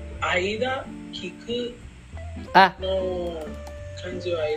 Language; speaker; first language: Japanese; non-native, learner; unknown